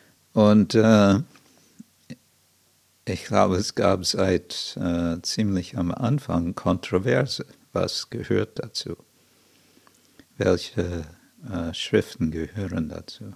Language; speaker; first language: German; non-native, fluent; English